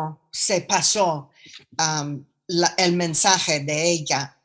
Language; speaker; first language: Spanish; non-native, fluent; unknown